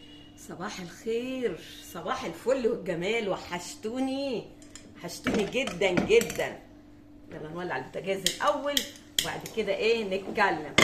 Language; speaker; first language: Arabic; native; Arabic